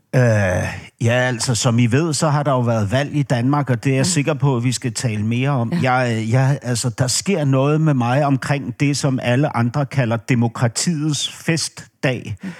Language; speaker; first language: Danish; native; Danish